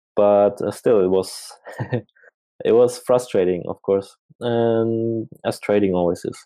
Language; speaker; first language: English; non-native, fluent; German